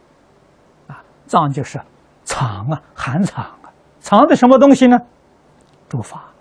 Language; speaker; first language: Chinese; native; Chinese